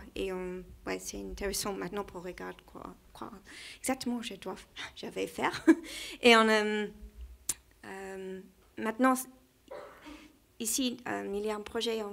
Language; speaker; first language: French; non-native, learner; English